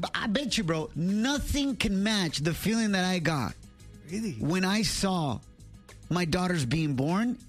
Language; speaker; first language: English; early bilingual, other home language; Spanish